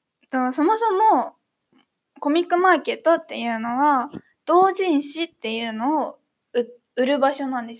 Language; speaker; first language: Japanese; native; Japanese